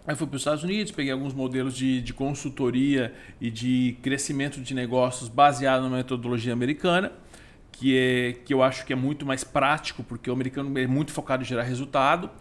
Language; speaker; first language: Portuguese; native; Portuguese